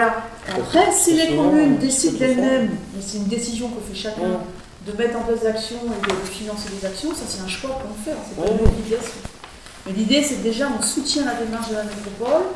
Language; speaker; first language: French; native; French